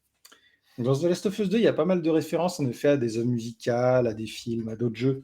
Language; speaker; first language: French; native; French